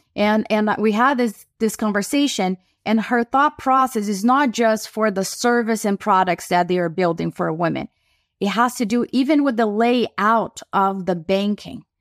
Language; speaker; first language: English; non-native, fluent; Portuguese